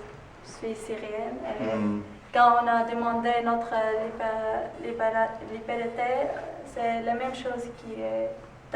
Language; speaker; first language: French; non-native, learner; Arabic